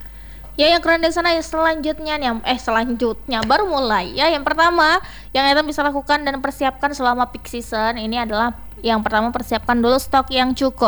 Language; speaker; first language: Indonesian; native; Indonesian